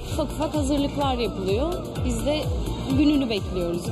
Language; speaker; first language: Turkish; non-native, fluent; Portuguese